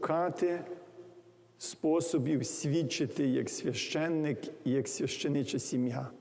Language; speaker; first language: Ukrainian; early bilingual, heritage; English